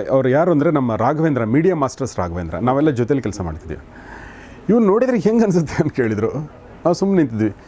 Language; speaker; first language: Kannada; native; Kannada